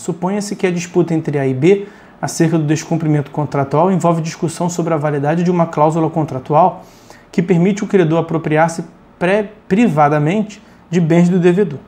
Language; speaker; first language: Portuguese; native; Portuguese